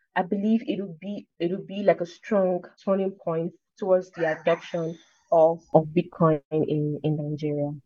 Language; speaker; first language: English; non-native, local second language; Igbo